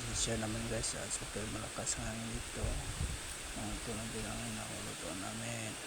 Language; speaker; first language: Filipino; non-native, local second language; Cebuano